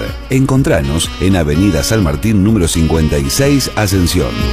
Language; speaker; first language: Spanish; native; Spanish